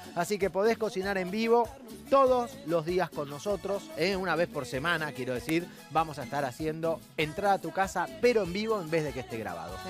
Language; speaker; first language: Spanish; native; Spanish